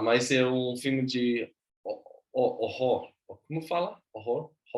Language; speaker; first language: Portuguese; non-native, learner; Swedish